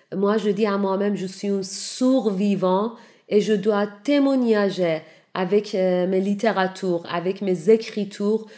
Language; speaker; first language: French; non-native, learner; Persian